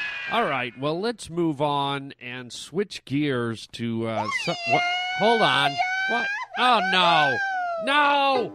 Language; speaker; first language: English; native; English